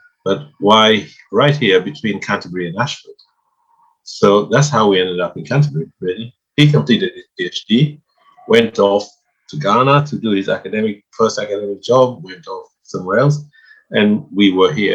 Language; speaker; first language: English; non-native, local second language; Swahili